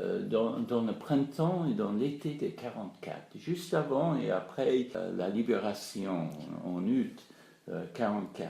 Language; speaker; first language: French; non-native, fluent; English